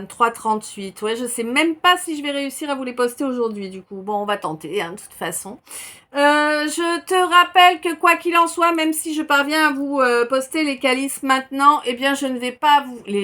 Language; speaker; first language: French; native; French